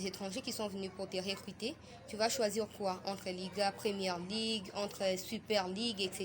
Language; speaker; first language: French; non-native, local second language; Lingala